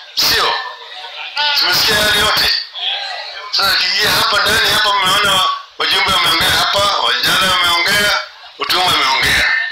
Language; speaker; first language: Swahili; non-native, local second language; Luo (Kenya and Tanzania)